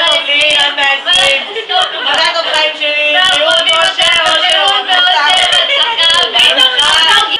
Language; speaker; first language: Hebrew; native; Hebrew